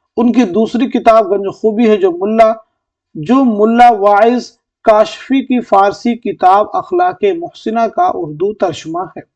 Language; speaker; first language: Urdu; native; Urdu